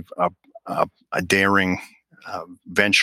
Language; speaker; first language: English; native; English